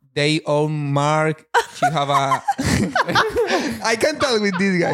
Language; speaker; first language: English; non-native, learner; Spanish